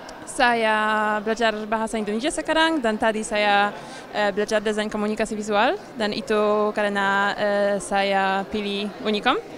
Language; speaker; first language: Indonesian; non-native, learner; Polish